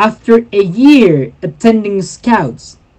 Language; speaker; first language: English; non-native, fluent; Spanish